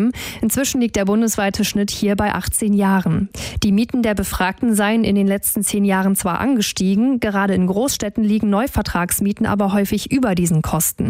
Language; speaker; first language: German; native; German